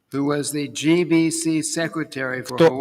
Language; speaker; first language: English; native; English